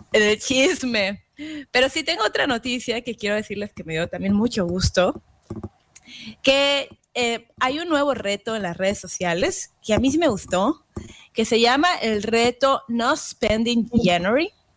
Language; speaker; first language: Spanish; native; Spanish